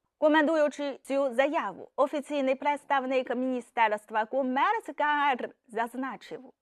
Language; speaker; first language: Ukrainian; non-native, fluent; Chinese